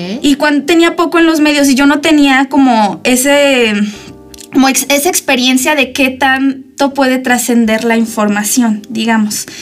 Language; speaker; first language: Spanish; native; Spanish